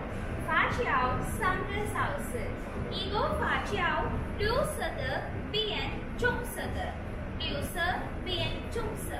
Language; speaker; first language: Chinese; non-native, learner; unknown